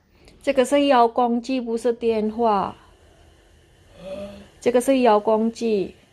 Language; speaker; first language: Chinese; non-native, learner; Javanese